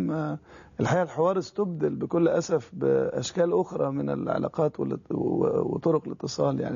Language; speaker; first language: Arabic; native; Arabic